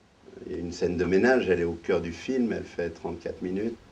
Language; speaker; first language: French; native; French